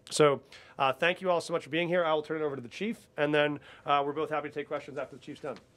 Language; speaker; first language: English; native; English